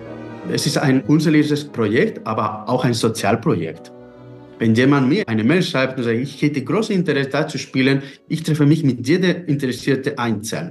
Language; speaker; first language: German; non-native, fluent; Spanish